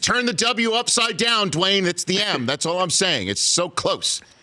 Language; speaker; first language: English; native; English